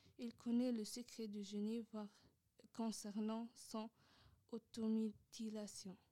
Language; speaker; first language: French; non-native, local second language; Arabic